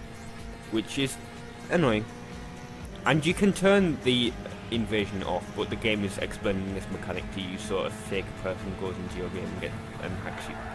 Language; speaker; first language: English; native; English